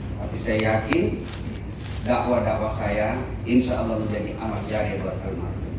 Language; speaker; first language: Indonesian; non-native, local second language; Buginese